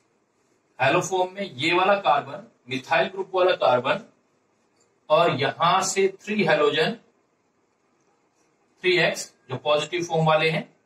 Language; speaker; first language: Hindi; native; Hindi